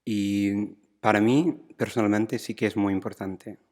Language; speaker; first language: Spanish; non-native, fluent; English